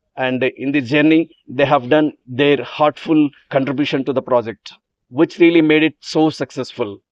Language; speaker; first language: English; non-native, local second language; Telugu